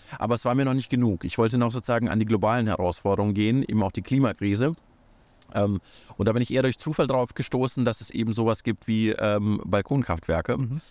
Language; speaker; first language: German; early bilingual, other home language; Russian